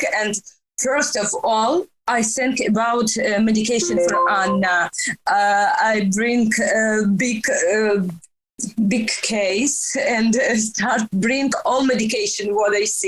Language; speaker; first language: English; non-native, learner; Ukrainian